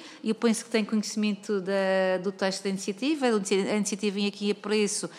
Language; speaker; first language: Portuguese; native; Portuguese